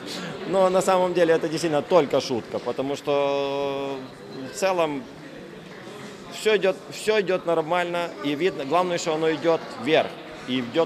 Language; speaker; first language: Russian; native; Russian